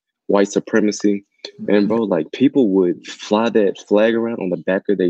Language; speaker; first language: English; native; English